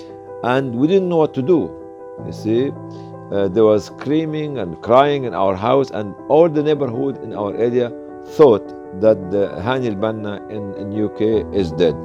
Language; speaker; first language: English; non-native, fluent; Arabic